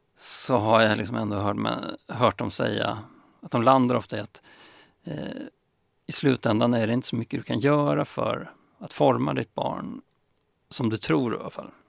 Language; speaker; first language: Swedish; native; Swedish